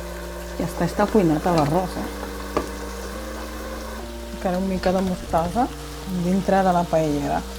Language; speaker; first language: Catalan; non-native, fluent; Fula